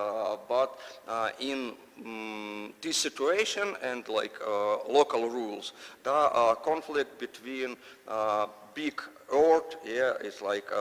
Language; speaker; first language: English; non-native, learner; Russian